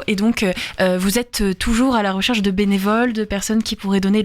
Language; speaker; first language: French; native; French